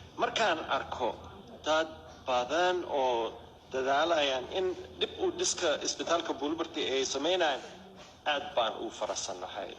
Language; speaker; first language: Somali; non-native, fluent; English